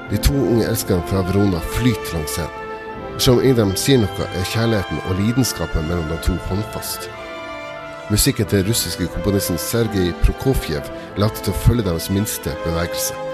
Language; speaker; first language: English; non-native, fluent; Japanese